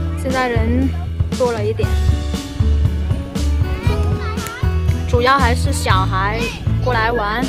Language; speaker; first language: Chinese; non-native, fluent; Vietnamese